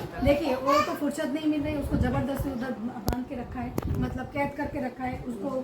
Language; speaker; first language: Hindi; non-native, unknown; Bangla